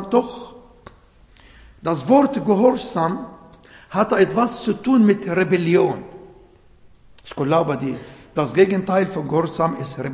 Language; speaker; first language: German; non-native, fluent; Arabic